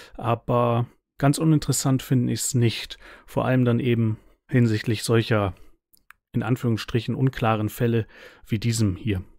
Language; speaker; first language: German; native; German